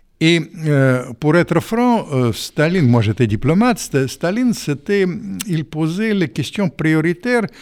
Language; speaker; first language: French; non-native, fluent; Russian